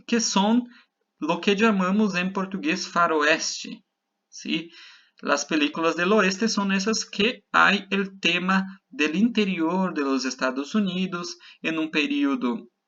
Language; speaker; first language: Spanish; non-native, fluent; Portuguese